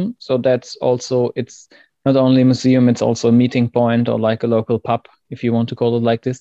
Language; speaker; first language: English; non-native, fluent; German